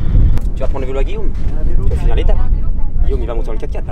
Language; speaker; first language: French; native; French